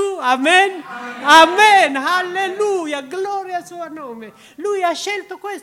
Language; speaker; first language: Italian; non-native, learner; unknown